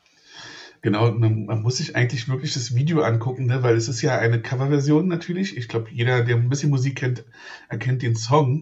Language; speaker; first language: German; native; German